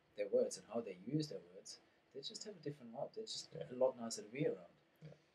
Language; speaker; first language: English; non-native, fluent; German